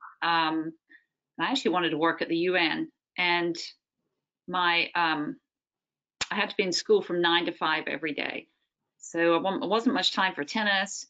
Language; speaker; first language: English; native; English